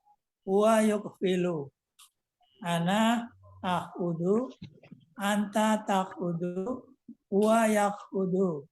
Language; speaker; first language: Arabic; non-native, learner; Indonesian